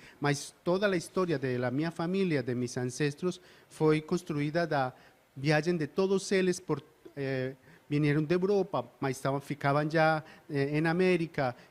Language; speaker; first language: Portuguese; non-native, learner; Spanish